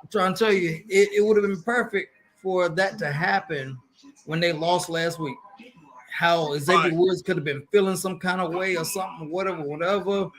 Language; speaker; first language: English; native; English